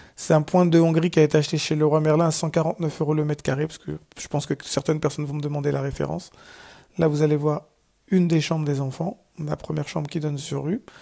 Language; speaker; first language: French; native; French